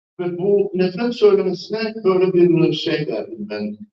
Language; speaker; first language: Turkish; non-native, fluent; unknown